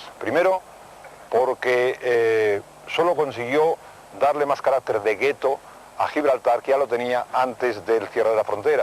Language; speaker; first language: Spanish; native; Spanish